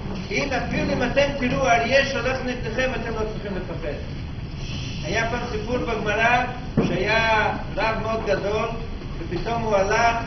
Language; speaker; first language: Hebrew; non-native, fluent; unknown